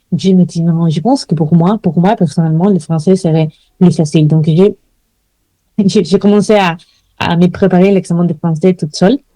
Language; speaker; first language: French; non-native, fluent; Spanish